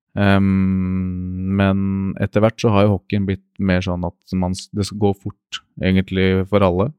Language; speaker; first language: Norwegian; native; Norwegian